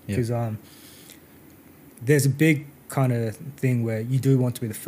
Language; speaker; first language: English; native; English